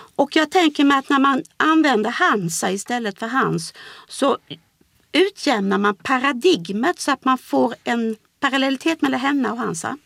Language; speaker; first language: Swedish; native; Swedish